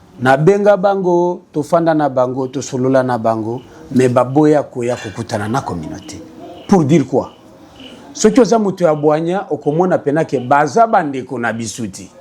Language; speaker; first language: Lingala; non-native, local second language; Swahili